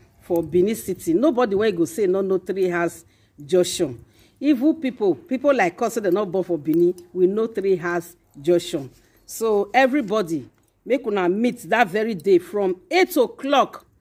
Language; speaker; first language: Nigerian Pidgin; non-native, local second language; Bini